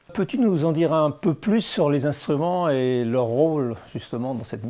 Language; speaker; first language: French; native; French